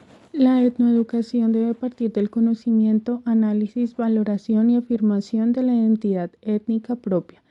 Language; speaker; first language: Spanish; native; Spanish